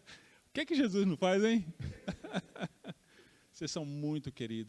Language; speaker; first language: Portuguese; native; Portuguese